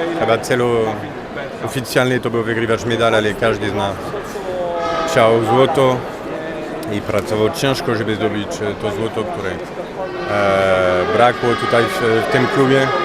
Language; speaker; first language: Polish; non-native, fluent; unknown